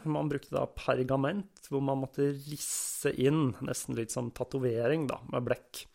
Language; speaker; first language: Norwegian; native; Norwegian